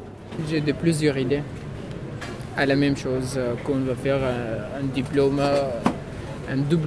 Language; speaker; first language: French; non-native, learner; Kurdish